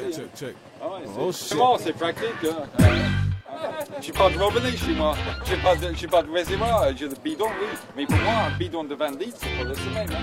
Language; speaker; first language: French; non-native, fluent; English